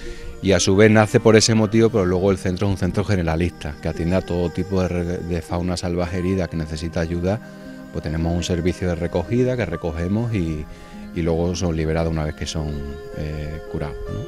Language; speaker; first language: Spanish; native; Spanish